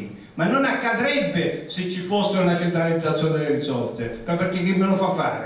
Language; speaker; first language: Italian; native; Italian